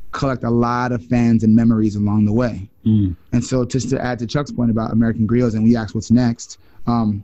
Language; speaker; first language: English; native; English